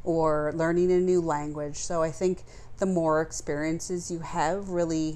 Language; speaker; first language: English; native; English